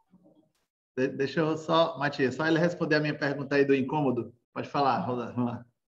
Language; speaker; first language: Portuguese; native; Portuguese